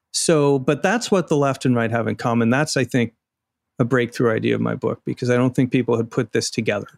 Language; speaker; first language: English; native; English